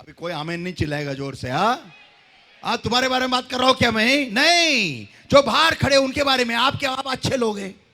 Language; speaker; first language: Hindi; non-native, local second language; Marathi